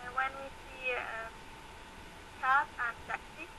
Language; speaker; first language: English; non-native, learner; Arabic